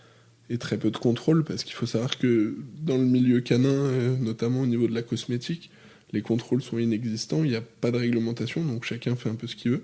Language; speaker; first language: French; native; French